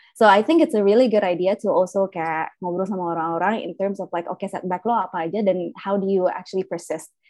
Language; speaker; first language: English; early bilingual, other home language; Indonesian